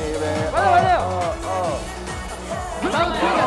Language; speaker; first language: Korean; native; Korean